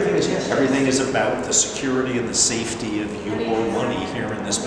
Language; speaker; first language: English; native; English